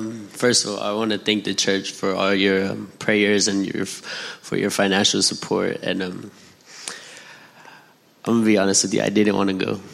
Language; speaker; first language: English; native; English